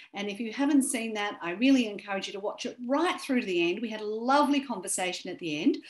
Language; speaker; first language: English; native; English